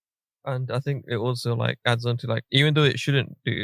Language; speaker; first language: English; native; English